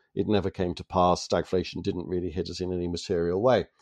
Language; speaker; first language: English; native; English